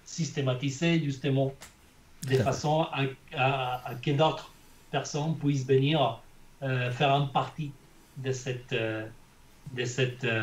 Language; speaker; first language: French; non-native, fluent; Spanish